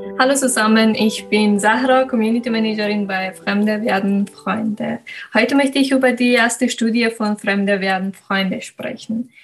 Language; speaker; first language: German; non-native, fluent; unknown